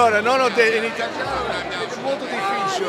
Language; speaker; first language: Italian; early bilingual, heritage; Italian